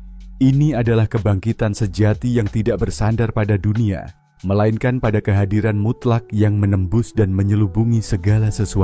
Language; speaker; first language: Indonesian; native; Indonesian